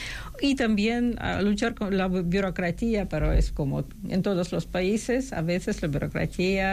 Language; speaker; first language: Spanish; non-native, fluent; Ukrainian